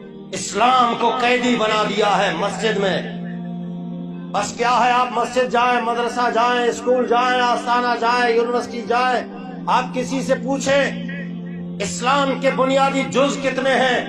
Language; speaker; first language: Urdu; native; Urdu